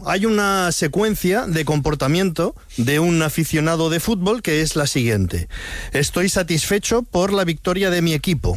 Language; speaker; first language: Spanish; native; Spanish